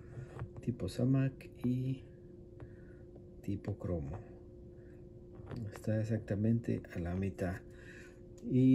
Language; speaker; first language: Spanish; native; Spanish